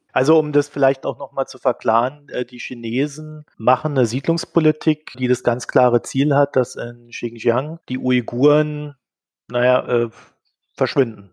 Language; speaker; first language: German; native; German